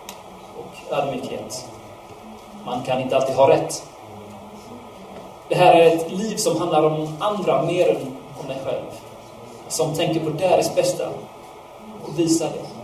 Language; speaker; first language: Swedish; non-native, fluent; English